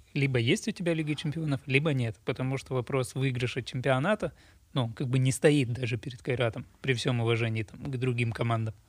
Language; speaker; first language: Russian; native; Russian